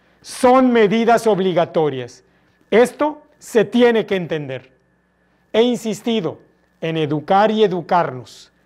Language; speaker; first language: Spanish; native; Spanish